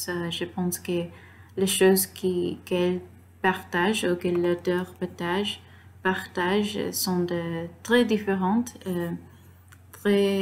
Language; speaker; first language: French; non-native, learner; Spanish